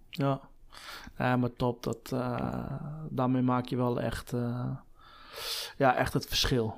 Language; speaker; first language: Dutch; native; Dutch